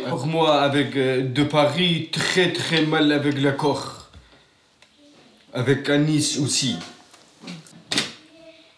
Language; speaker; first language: French; non-native, learner; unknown